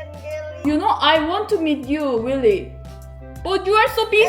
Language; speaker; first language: English; non-native, learner; Korean